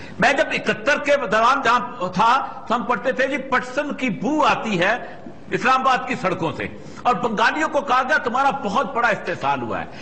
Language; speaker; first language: Urdu; non-native, local second language; Punjabi